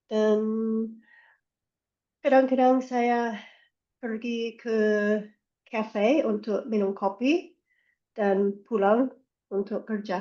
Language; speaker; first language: Indonesian; non-native, learner; English